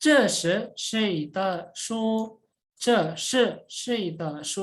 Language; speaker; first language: Chinese; non-native, fluent; Indonesian